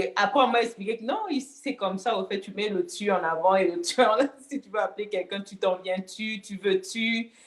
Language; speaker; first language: French; non-native, local second language; Lingala